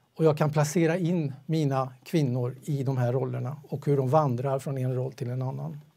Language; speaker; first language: Swedish; native; Swedish